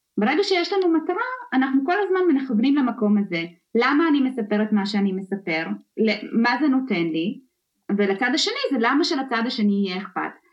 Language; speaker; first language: Hebrew; early bilingual, other home language; Russian